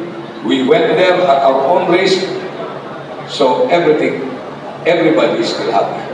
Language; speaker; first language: English; non-native, local second language; Bikol